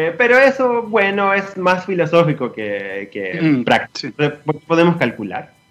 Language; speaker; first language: Spanish; non-native, fluent; Greek